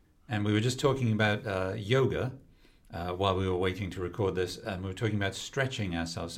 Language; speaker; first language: English; native; English